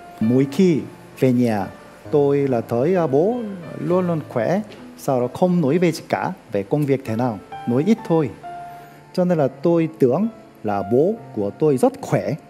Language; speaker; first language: Vietnamese; non-native, learner; Korean